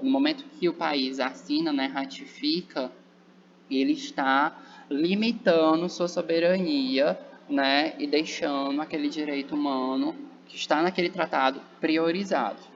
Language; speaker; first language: Portuguese; native; Portuguese